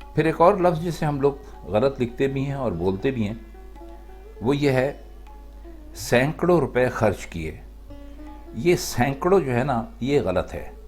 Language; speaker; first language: Urdu; native; Urdu